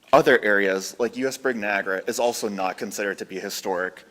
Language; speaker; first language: English; native; English